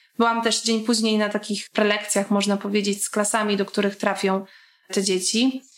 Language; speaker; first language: Polish; native; Polish